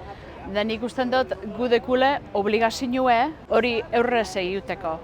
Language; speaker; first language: Basque; early bilingual, heritage; Basque